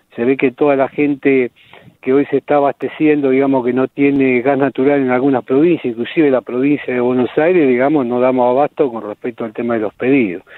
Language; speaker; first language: Spanish; native; Spanish